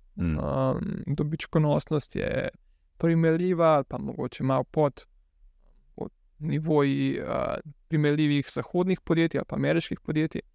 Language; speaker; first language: Slovenian; native; Slovenian